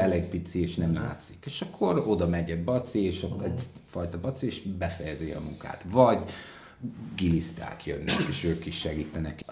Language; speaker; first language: Hungarian; non-native, fluent; English